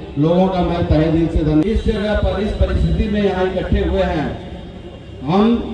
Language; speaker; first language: Hindi; native; Hindi